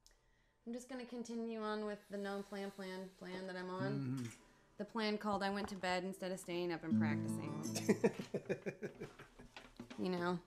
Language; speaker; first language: English; native; English